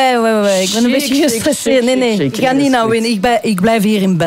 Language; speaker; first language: Dutch; non-native, local second language; French